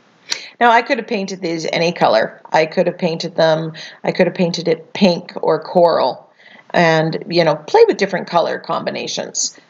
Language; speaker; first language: English; native; English